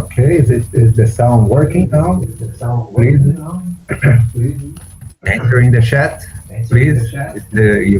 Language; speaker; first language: English; non-native, fluent; Portuguese